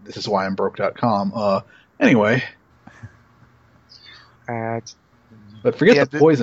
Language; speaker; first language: English; native; English